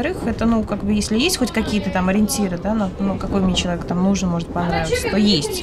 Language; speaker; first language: Russian; native; Russian